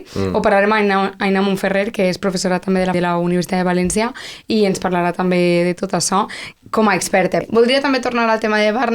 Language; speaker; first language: Catalan; native; Catalan